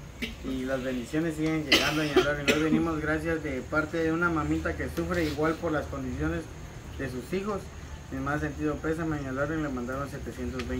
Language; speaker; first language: Spanish; native; Spanish